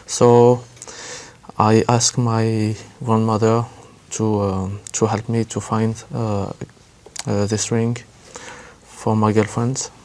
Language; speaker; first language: English; non-native, learner; French